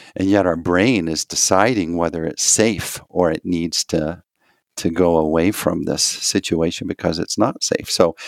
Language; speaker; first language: English; native; English